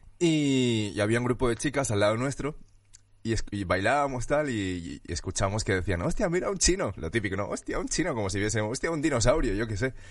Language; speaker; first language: Spanish; early bilingual, other home language; Chinese